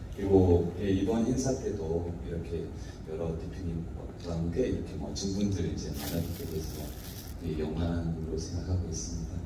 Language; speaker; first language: Korean; non-native, fluent; Mongolian